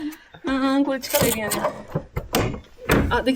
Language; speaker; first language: Japanese; native; Japanese